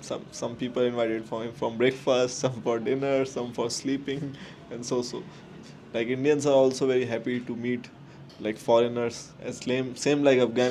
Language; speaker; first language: English; non-native, local second language; Hindi